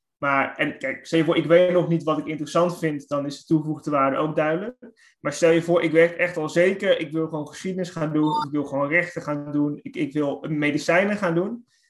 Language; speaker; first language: Dutch; native; Dutch